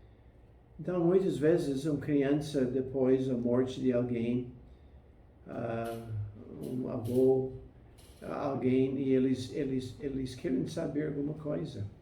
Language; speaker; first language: Portuguese; non-native, fluent; English